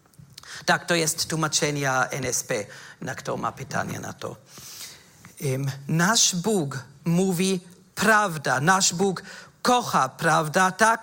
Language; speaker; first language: Polish; non-native, fluent; German